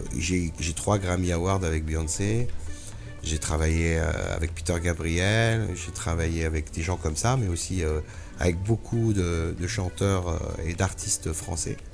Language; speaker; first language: French; early bilingual, other home language; Arabic